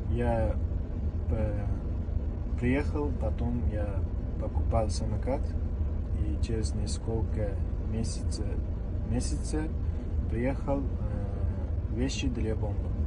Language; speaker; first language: Russian; non-native, learner; Uzbek